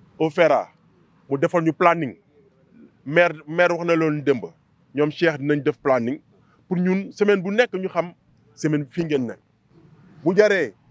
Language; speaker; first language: Wolof; native; Wolof